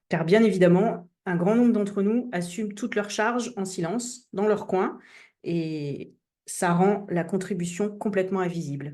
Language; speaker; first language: French; native; French